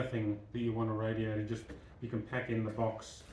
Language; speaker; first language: English; native; English